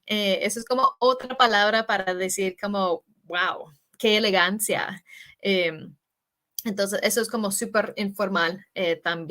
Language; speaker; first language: Spanish; non-native, fluent; English